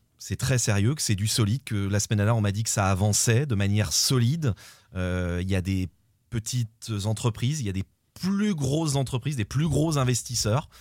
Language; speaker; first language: French; native; French